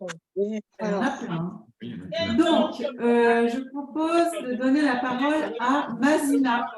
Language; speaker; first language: French; native; French